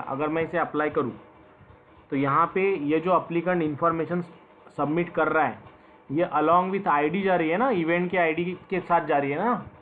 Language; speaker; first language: Hindi; non-native, local second language; Marathi